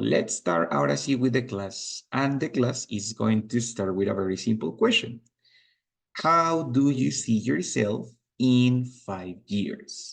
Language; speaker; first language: English; non-native, fluent; Spanish